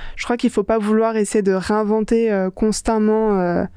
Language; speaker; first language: French; native; French